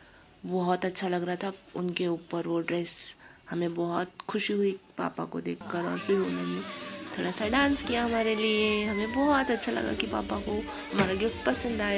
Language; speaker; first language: Hindi; native; Hindi